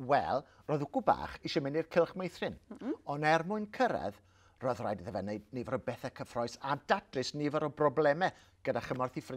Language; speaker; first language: Welsh; native; Welsh